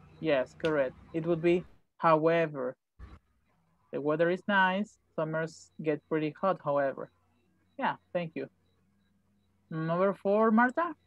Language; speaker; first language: English; non-native, fluent; Spanish